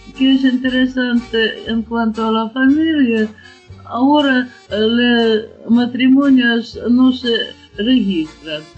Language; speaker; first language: Spanish; non-native, learner; Ukrainian